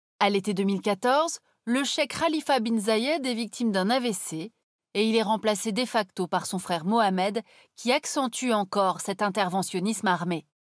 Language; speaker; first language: French; native; French